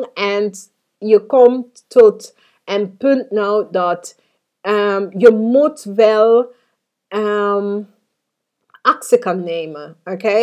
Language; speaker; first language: Dutch; non-native, fluent; English